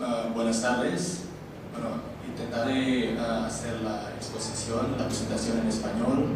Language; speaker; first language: Spanish; non-native, learner; Indonesian